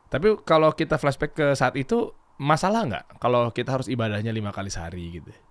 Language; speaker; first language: Indonesian; native; Indonesian